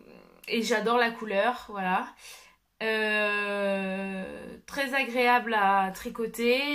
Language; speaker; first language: French; native; French